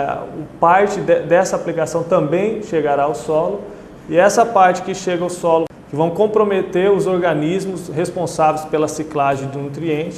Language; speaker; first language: Portuguese; native; Portuguese